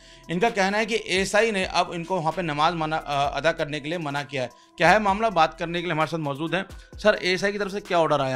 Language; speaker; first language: Hindi; native; Hindi